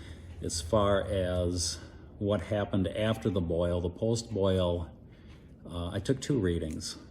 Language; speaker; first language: English; native; English